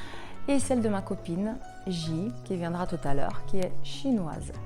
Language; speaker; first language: French; non-native, fluent; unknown